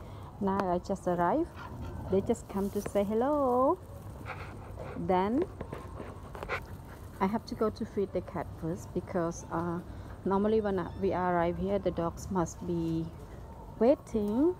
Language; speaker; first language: English; non-native, learner; Khmer